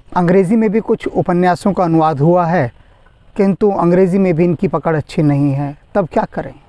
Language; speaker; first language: Hindi; native; Hindi